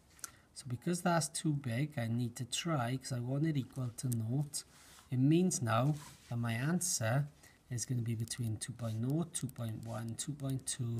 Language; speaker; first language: English; native; English